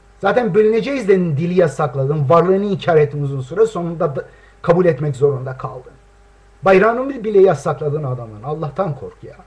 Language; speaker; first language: Turkish; non-native, local second language; Kurdish